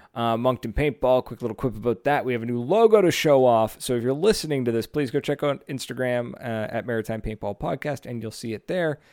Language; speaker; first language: English; native; English